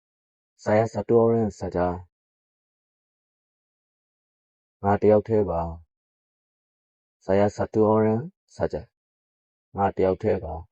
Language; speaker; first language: Indonesian; non-native, learner; Burmese